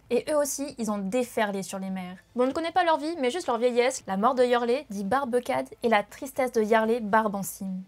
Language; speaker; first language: French; native; French